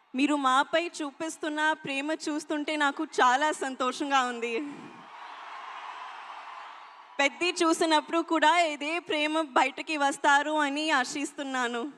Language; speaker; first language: Telugu; non-native, learner; Hindi